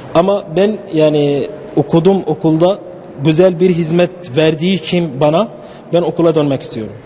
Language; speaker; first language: Turkish; non-native, learner; Arabic